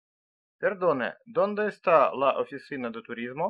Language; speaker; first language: Spanish; non-native, learner; Russian